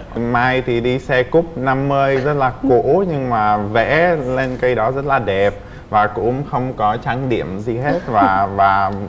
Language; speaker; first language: Vietnamese; non-native, fluent; Czech